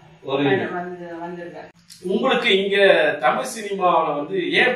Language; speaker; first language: Tamil; native; Tamil